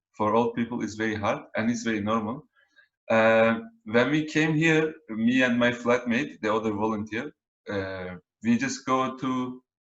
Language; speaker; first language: English; non-native, learner; Turkish